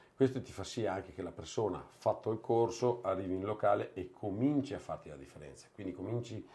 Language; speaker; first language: Italian; native; Italian